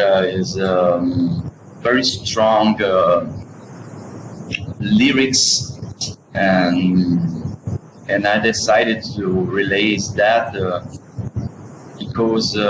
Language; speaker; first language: English; non-native, learner; Italian